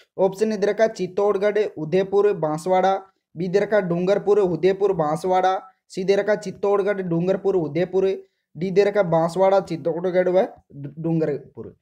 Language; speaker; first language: Hindi; native; Hindi